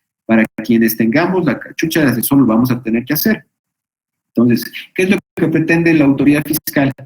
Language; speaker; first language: Spanish; native; Spanish